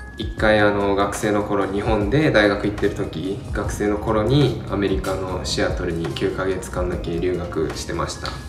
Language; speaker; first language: Japanese; native; Japanese